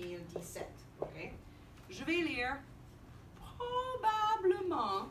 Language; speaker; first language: French; non-native, fluent; English